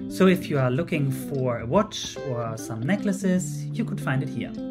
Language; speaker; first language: English; non-native, fluent; Dutch